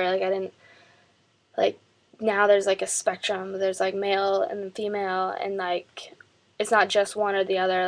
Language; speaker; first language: English; native; English